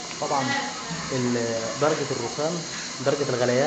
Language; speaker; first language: Arabic; native; Arabic